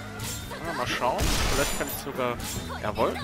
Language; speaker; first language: German; native; German